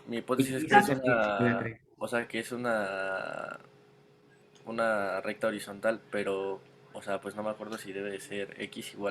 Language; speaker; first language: Spanish; native; Spanish